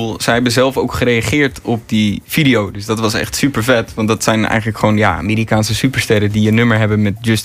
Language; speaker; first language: Dutch; native; Dutch